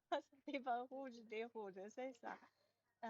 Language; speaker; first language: French; non-native, learner; Chinese